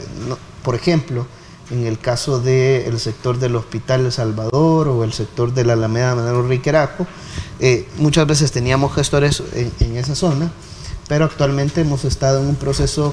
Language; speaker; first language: Spanish; native; Spanish